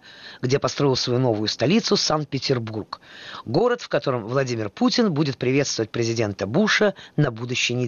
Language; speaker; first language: Russian; native; Russian